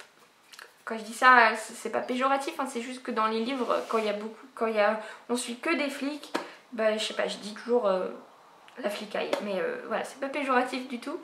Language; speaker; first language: French; native; French